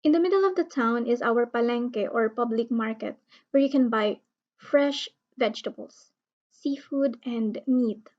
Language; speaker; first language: English; non-native, local second language; Filipino